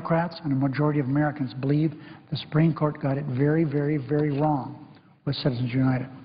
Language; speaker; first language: English; native; English